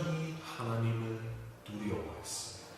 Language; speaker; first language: Korean; non-native, fluent; German